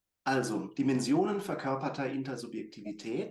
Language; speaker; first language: German; native; German